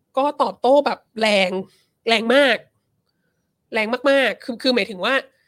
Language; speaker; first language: Thai; native; Thai